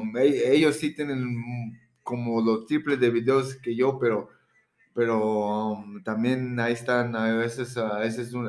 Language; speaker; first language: Spanish; early bilingual, heritage; Spanish